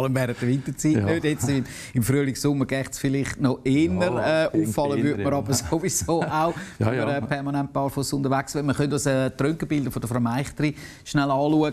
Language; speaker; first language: German; native; German